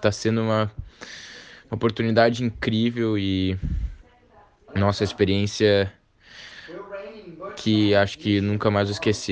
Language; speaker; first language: Portuguese; native; Portuguese